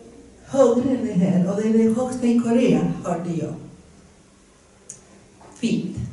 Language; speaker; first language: Swedish; non-native, fluent; Spanish